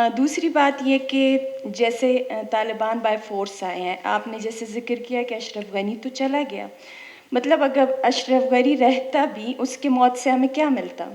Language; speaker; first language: Urdu; non-native, fluent; Pashto